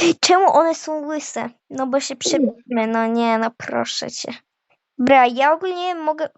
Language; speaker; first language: Polish; native; Polish